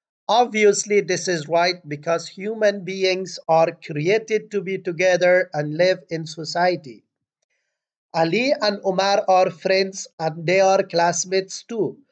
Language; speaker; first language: English; non-native, fluent; Persian